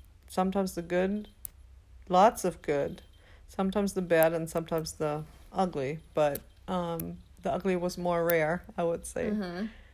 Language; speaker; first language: English; non-native, fluent; German